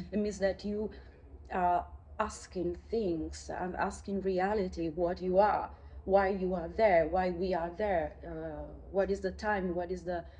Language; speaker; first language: English; non-native, fluent; Italian